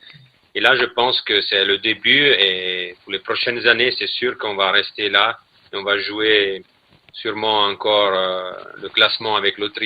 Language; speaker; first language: French; non-native, fluent; Italian